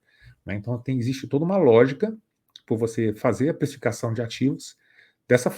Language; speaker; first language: Portuguese; native; Portuguese